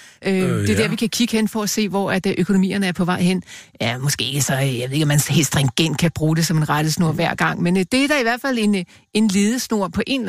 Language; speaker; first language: Danish; native; Danish